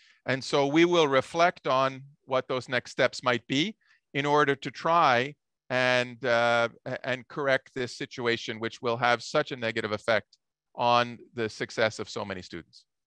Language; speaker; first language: English; native; English